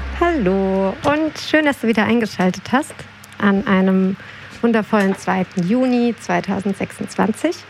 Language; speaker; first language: German; native; German